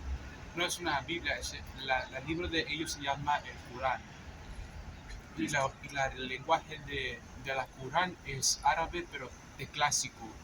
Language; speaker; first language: Spanish; non-native, fluent; English